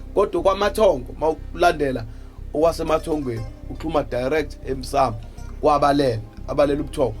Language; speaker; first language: Zulu; native; Zulu